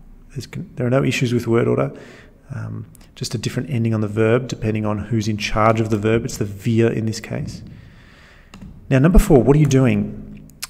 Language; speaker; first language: English; native; English